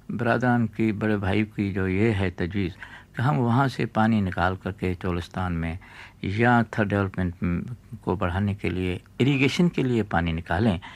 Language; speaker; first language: Urdu; non-native, local second language; Sindhi